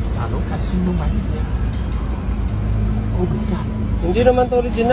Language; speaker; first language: Filipino; native; Filipino